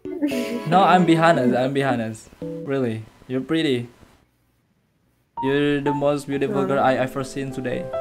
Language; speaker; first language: English; non-native, learner; Indonesian